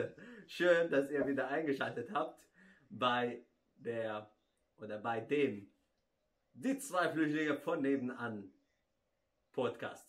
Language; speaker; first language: German; non-native, fluent; Arabic